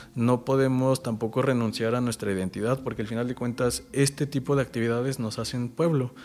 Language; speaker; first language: Spanish; native; Spanish